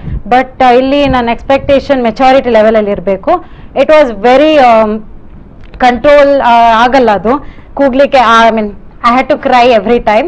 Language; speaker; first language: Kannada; non-native, local second language; Tulu